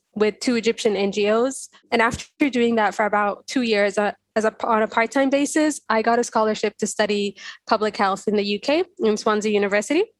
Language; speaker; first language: English; non-native, fluent; Arabic